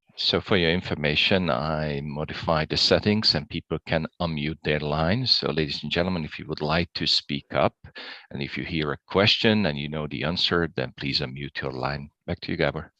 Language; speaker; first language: English; non-native, fluent; Hungarian